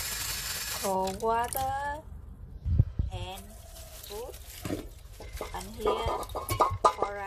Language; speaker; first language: English; non-native, learner; Vietnamese